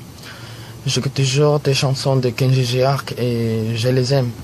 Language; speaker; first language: French; non-native, learner; Filipino